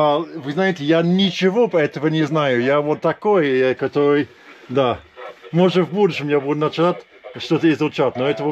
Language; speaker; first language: Russian; non-native, learner; English